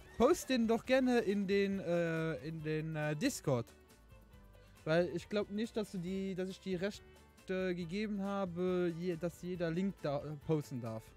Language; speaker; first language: German; non-native, local second language; Luxembourgish